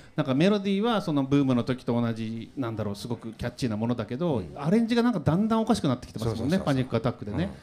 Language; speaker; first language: Japanese; native; Japanese